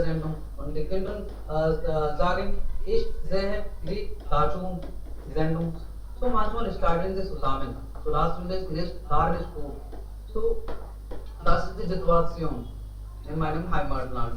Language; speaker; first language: German; non-native, learner; Hindi